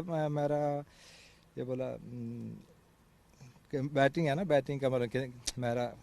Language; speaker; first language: Hindi; non-native, learner; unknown